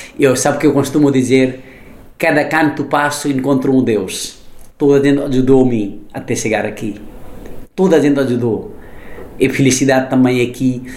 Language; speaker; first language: Portuguese; non-native, fluent; Nepali